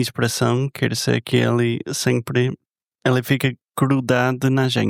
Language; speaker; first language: Portuguese; non-native, fluent; English